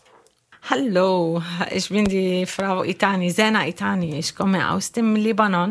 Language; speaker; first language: German; non-native, learner; Arabic